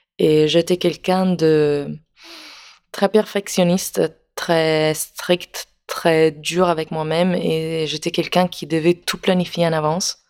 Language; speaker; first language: French; non-native, fluent; Italian